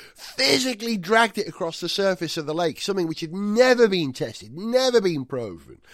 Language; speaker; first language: English; non-native, local second language; Welsh